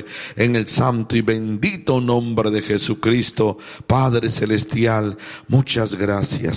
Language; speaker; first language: Spanish; native; Spanish